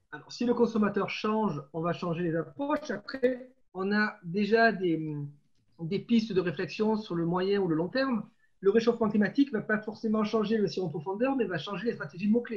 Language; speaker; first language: French; native; French